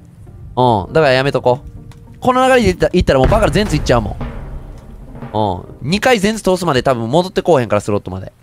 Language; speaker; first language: Japanese; native; Japanese